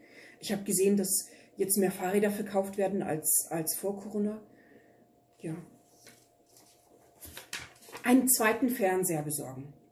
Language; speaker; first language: German; early bilingual, other home language; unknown